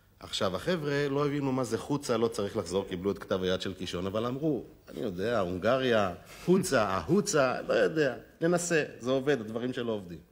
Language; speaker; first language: Hebrew; native; Hebrew